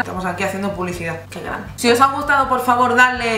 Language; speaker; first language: Spanish; native; Spanish